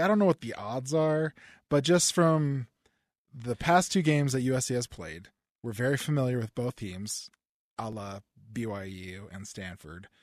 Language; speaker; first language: English; native; English